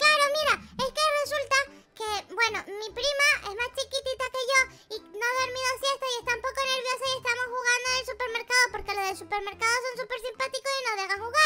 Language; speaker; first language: Spanish; native; Spanish